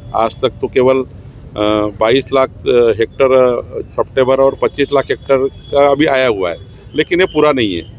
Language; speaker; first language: Hindi; non-native, local second language; Marathi